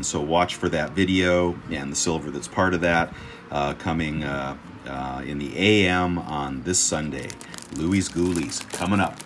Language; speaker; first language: English; native; English